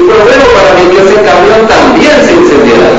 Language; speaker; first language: Spanish; native; Spanish